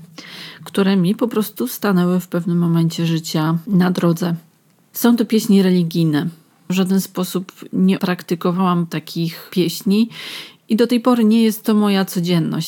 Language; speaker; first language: Polish; native; Polish